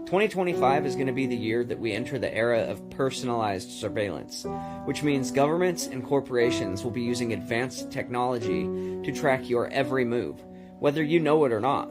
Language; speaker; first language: English; native; English